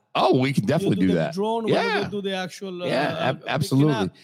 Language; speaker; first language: English; non-native, fluent; Italian